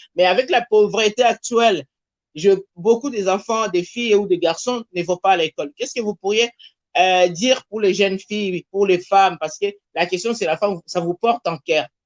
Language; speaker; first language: French; non-native, local second language; Lingala